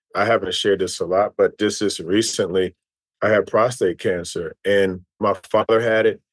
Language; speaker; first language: English; native; English